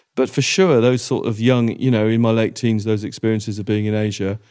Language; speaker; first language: English; native; English